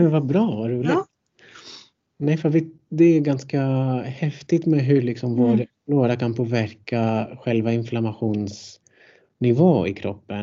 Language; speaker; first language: Swedish; non-native, fluent; Greek